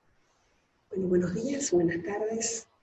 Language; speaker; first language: Spanish; native; Spanish